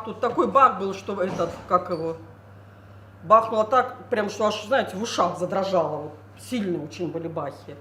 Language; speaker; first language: Russian; native; Russian